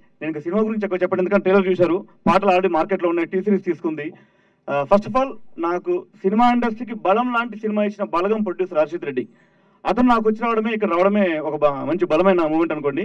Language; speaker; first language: Telugu; native; Telugu